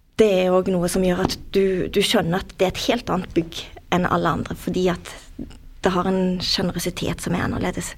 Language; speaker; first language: Norwegian; native; Norwegian